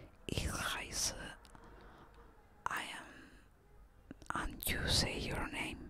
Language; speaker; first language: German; non-native, learner; Spanish